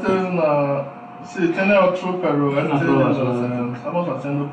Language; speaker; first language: Spanish; non-native, learner; Chinese